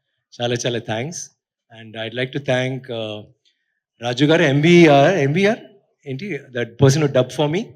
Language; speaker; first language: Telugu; non-native, learner; Tamil